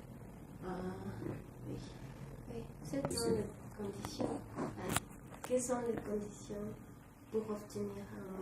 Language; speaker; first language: French; non-native, learner; Spanish